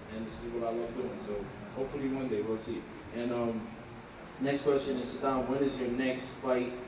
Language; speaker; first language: English; native; English